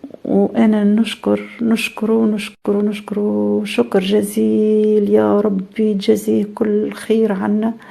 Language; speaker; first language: Arabic; native; Arabic